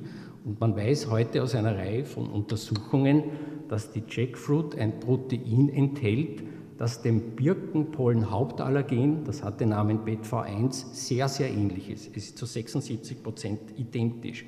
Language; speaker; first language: German; native; German